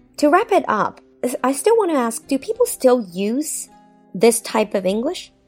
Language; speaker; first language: English; non-native, fluent; Chinese